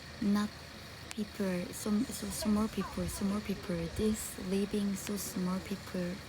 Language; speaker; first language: English; non-native, learner; Korean